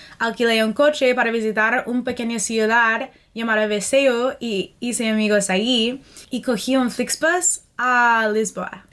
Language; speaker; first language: Spanish; non-native, fluent; English